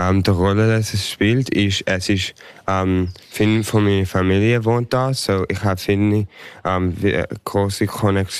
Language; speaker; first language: German; early bilingual, heritage; English